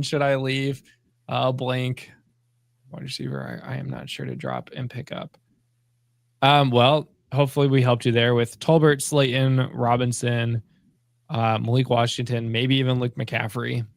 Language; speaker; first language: English; native; English